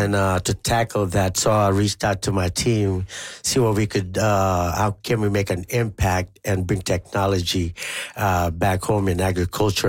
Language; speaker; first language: English; non-native, local second language; Pampanga